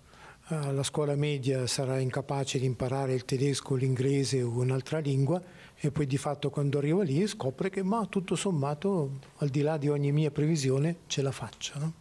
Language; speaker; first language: Italian; native; Italian